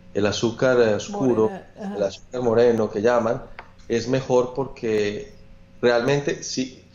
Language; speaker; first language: Spanish; native; Spanish